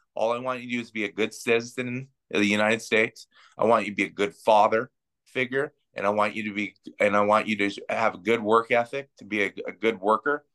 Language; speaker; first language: English; native; English